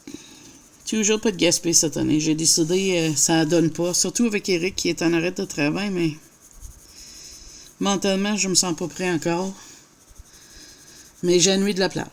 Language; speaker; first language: French; native; French